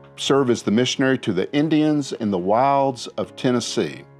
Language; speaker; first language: English; native; English